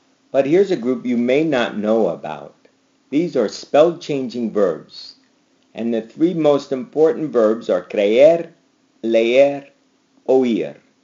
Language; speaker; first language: English; native; English